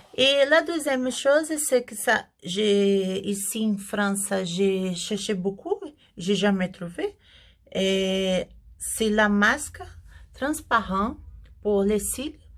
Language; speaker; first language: French; non-native, learner; Portuguese